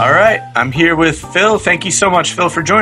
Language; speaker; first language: English; native; English